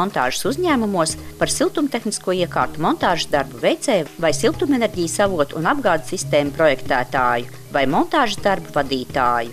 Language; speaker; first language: Latvian; native; Latvian